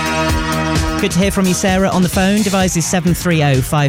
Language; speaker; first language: English; native; English